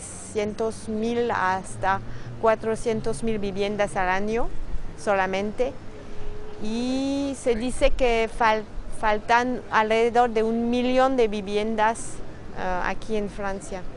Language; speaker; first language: Spanish; non-native, fluent; French